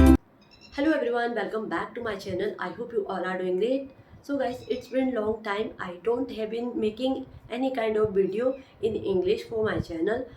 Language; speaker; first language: English; non-native, learner; Hindi